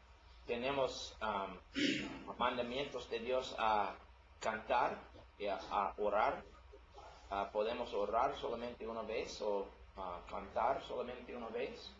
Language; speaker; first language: Spanish; non-native, learner; English